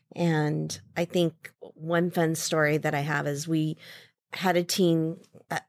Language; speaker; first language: English; native; English